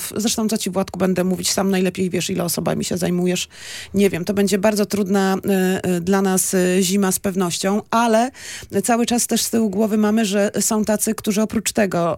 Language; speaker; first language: Polish; native; Polish